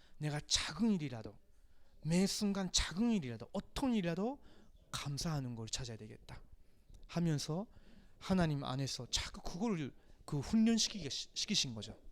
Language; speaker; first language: Korean; non-native, fluent; Japanese